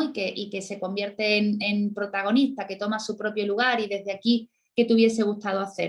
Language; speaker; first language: Spanish; native; Spanish